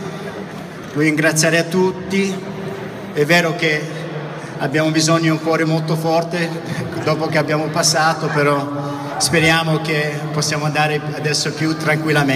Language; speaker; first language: Italian; early bilingual, heritage; Italian